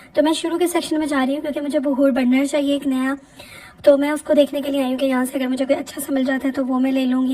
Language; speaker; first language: Urdu; native; Urdu